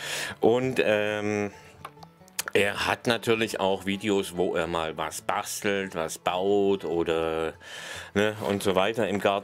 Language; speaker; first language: German; native; German